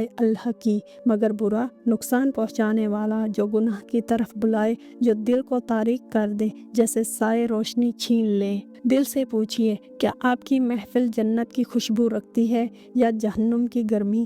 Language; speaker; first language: Hindi; native; Hindi